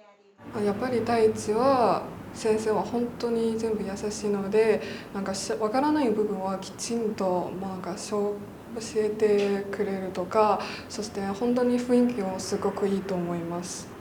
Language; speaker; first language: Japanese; non-native, learner; Korean